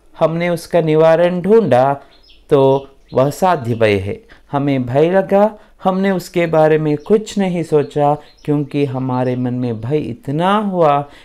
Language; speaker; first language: Hindi; non-native, local second language; Kannada